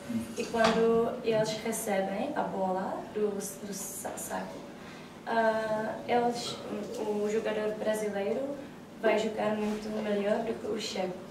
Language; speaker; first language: Portuguese; non-native, fluent; Czech